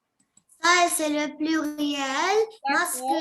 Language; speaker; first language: French; non-native, learner; Arabic